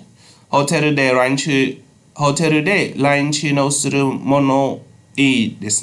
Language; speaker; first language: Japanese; non-native, learner; Khmer